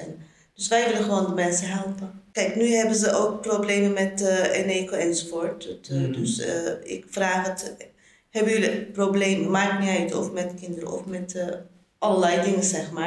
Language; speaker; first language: Dutch; non-native, learner; Turkish